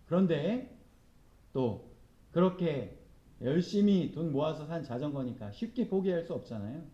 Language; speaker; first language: Korean; native; Korean